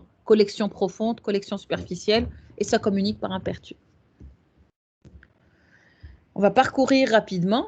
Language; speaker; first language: French; non-native, local second language; Arabic